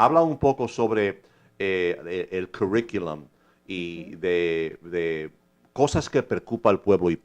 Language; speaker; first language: Spanish; early bilingual, heritage; English